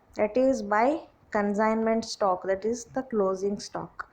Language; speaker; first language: English; non-native, local second language; Kannada